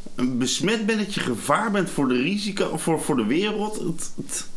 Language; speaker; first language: Dutch; native; Dutch